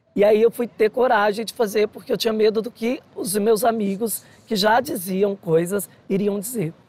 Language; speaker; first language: Portuguese; native; Portuguese